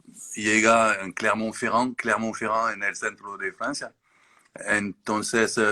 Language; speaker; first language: Spanish; non-native, learner; French